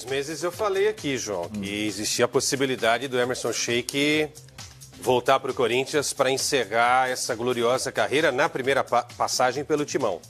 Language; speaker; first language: Portuguese; native; Portuguese